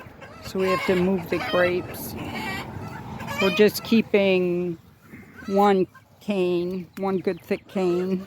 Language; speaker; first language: English; native; English